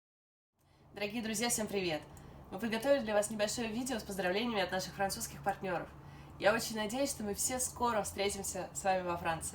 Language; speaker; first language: Russian; native; Russian